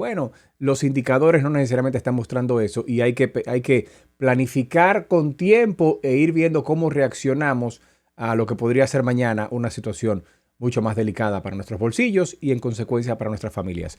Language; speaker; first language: Spanish; native; Spanish